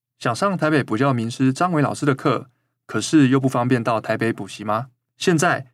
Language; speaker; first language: Chinese; native; Chinese